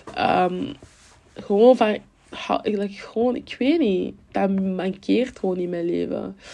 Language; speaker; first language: Dutch; early bilingual, other home language; French